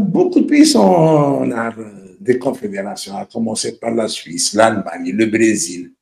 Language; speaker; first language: French; non-native, local second language; Arabic